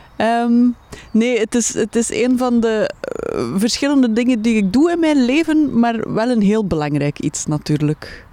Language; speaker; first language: Dutch; native; Dutch